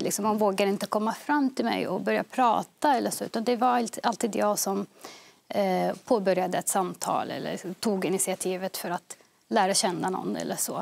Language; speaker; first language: Swedish; early bilingual, other home language; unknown